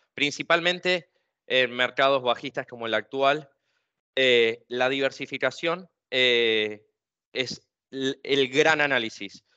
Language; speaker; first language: Spanish; native; Spanish